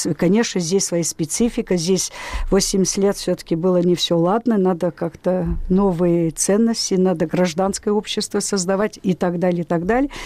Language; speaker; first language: Russian; non-native, fluent; French